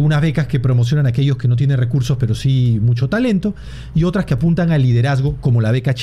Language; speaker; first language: Spanish; native; Spanish